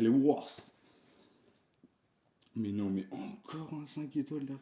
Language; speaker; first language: French; native; French